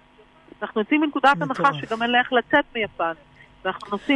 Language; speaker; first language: Hebrew; native; Hebrew